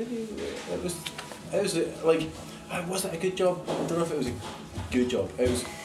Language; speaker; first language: English; native; English